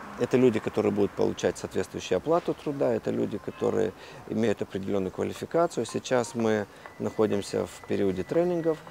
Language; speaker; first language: Russian; non-native, local second language; Romanian